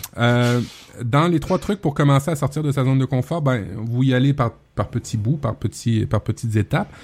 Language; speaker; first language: French; native; French